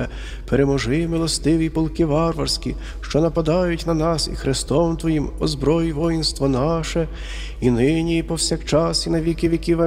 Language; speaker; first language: Ukrainian; native; Ukrainian